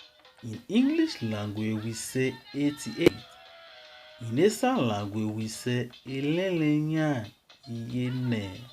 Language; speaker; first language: English; non-native, local second language; Esan